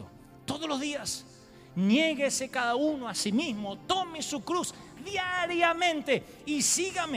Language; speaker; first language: Spanish; native; Spanish